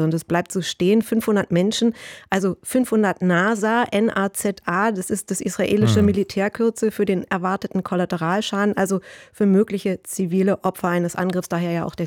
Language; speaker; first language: German; native; German